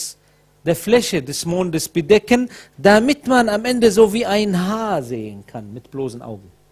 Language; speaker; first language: German; non-native, fluent; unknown